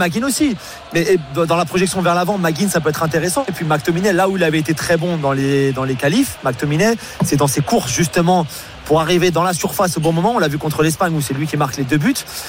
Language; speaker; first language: French; non-native, fluent; English